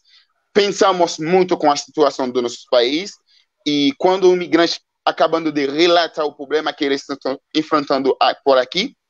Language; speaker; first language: Portuguese; non-native, fluent; Haitian Creole